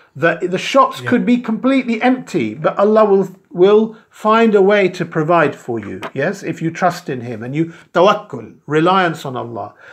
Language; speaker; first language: English; native; English